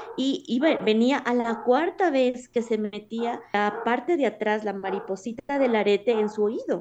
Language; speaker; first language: Spanish; native; Spanish